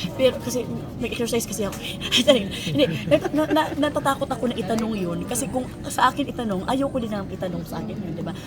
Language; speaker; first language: Filipino; non-native, local second language; Cebuano